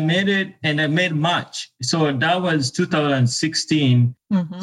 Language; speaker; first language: English; non-native, local second language; Ganda